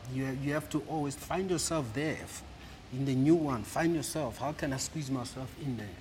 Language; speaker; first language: English; non-native, local second language; Southern Sotho